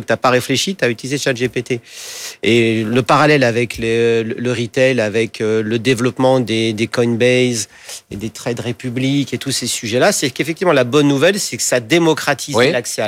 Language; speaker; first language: French; native; French